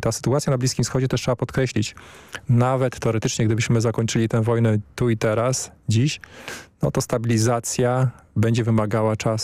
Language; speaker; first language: Polish; native; Polish